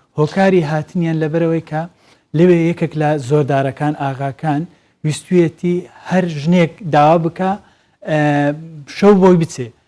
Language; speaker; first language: Central Kurdish; native; Central Kurdish